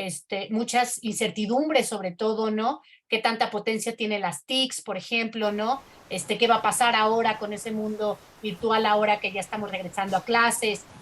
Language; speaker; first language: Spanish; native; Spanish